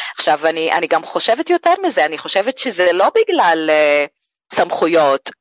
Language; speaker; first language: Hebrew; non-native, local second language; Arabic